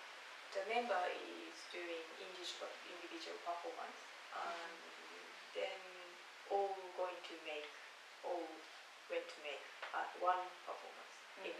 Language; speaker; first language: English; non-native, learner; Japanese